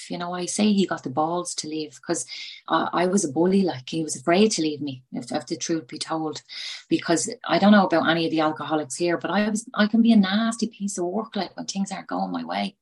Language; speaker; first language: English; native; English